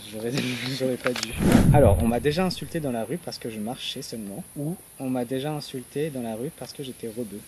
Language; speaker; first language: French; native; French